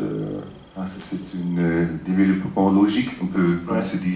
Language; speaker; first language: French; non-native, fluent; German